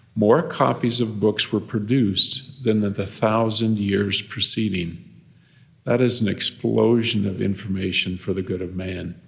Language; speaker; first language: English; native; English